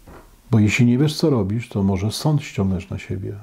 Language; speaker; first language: Polish; native; Polish